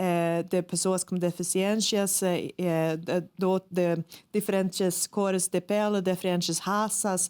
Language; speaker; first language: Portuguese; non-native, fluent; Swedish